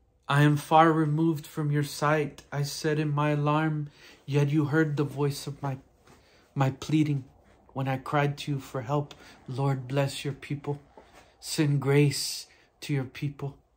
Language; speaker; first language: English; native; English